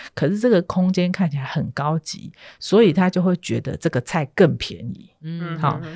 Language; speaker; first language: Chinese; native; Chinese